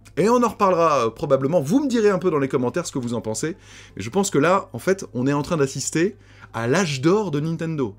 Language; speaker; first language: French; native; French